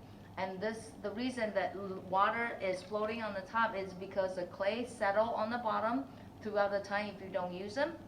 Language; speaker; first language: English; non-native, fluent; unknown